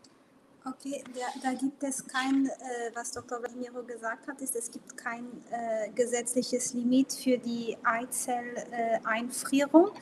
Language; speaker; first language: German; non-native, local second language; Portuguese